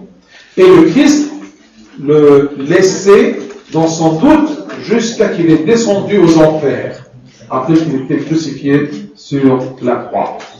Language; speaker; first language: French; non-native, fluent; Arabic